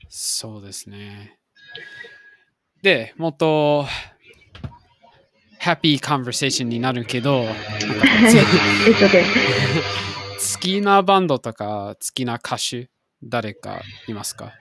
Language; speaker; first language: Japanese; non-native, fluent; English